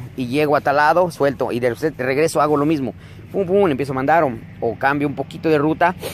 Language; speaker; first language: Spanish; native; Spanish